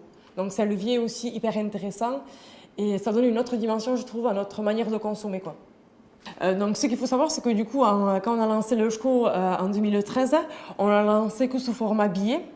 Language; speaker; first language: French; native; French